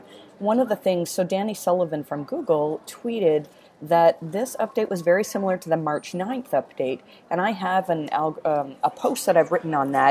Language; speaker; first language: English; native; English